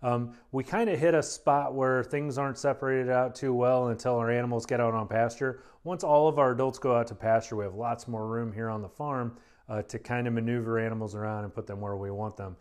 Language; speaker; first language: English; native; English